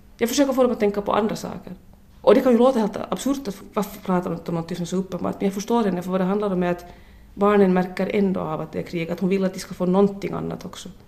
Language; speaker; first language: Swedish; native; Swedish